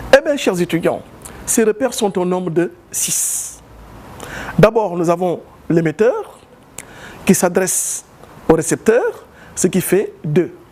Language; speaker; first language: French; non-native, local second language; Wolof